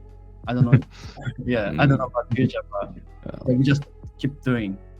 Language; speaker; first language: English; non-native, fluent; Japanese